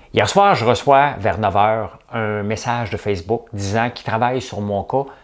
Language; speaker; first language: French; native; French